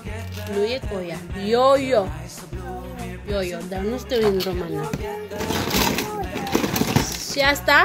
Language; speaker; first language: Romanian; non-native, learner; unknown